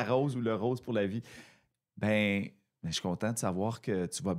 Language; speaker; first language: French; native; French